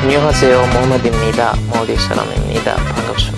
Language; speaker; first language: Korean; non-native, learner; Divehi